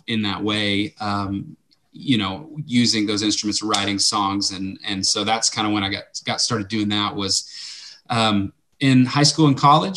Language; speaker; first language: English; native; English